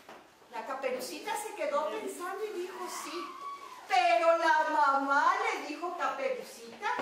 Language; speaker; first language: Spanish; native; Spanish